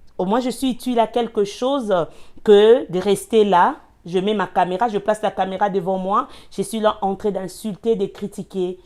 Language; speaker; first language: French; non-native, local second language; Lingala